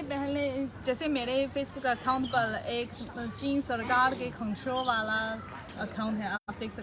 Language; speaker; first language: Hindi; non-native, fluent; Chinese